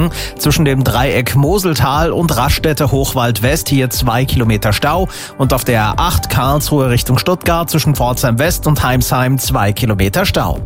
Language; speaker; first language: German; native; German